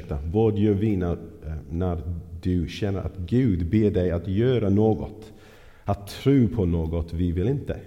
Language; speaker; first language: Swedish; non-native, fluent; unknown